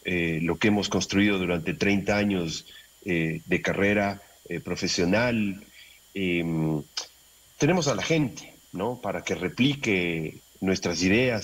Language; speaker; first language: Spanish; native; Spanish